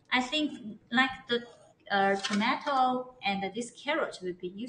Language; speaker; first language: English; non-native, learner; Chinese